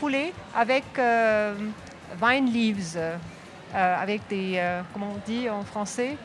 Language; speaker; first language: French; non-native, local second language; Arabic